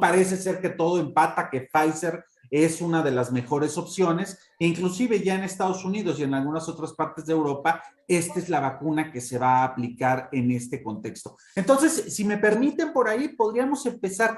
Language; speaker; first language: Spanish; native; Spanish